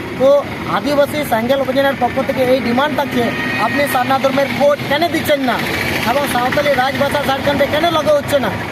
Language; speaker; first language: Bangla; non-native, local second language; Santali